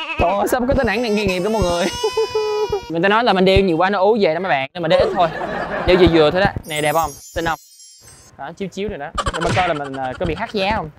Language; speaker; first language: Vietnamese; native; Vietnamese